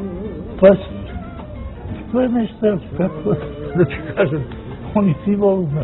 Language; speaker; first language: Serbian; non-native, local second language; Romany